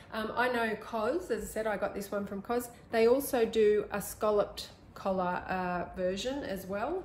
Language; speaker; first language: English; native; English